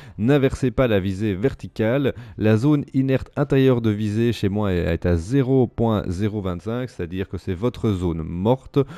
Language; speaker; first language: French; native; French